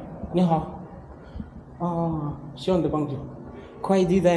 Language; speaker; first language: Chinese; non-native, learner; Shona